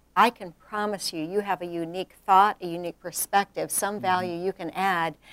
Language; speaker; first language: English; native; English